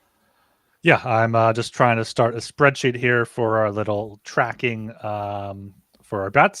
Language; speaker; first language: English; native; English